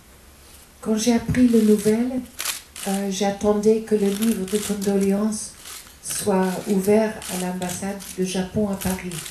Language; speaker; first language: French; non-native, fluent; English